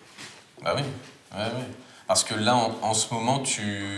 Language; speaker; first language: French; native; French